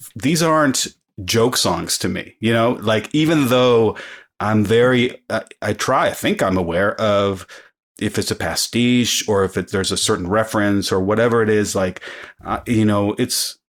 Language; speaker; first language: English; early bilingual, other home language; Spanish